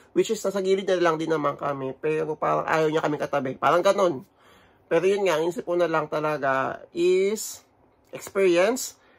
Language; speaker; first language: Filipino; native; Filipino